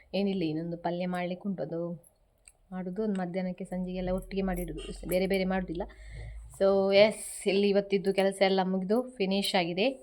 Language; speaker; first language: Kannada; native; Kannada